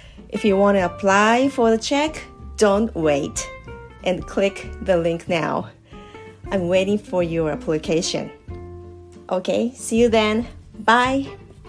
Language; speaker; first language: English; non-native, fluent; Japanese